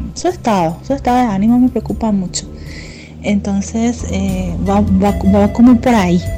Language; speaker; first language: Spanish; native; Spanish